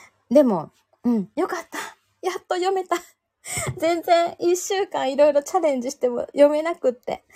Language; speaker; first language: Japanese; native; Japanese